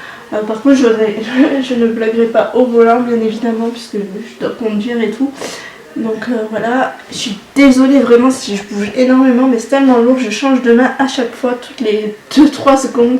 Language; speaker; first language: French; native; French